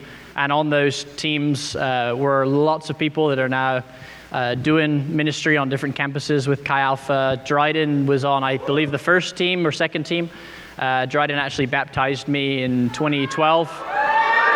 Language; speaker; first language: English; native; English